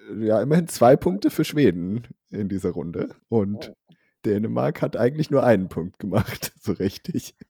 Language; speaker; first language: German; native; German